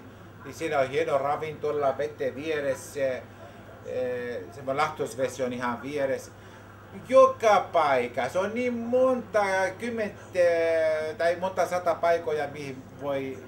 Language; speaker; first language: Finnish; non-native, learner; Greek